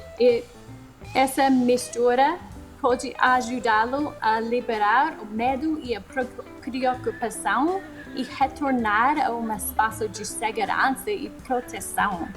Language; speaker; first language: Portuguese; non-native, fluent; English